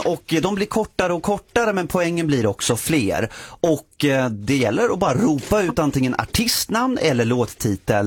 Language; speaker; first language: Swedish; native; Swedish